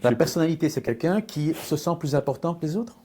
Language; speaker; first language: French; native; French